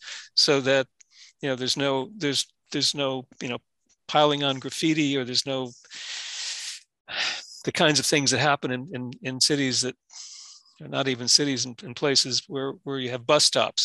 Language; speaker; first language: English; native; English